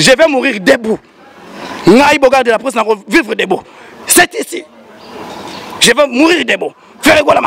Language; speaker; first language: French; non-native, local second language; Lingala